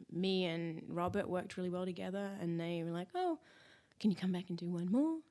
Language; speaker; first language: English; native; English